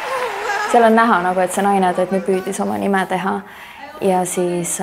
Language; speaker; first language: Estonian; native; Estonian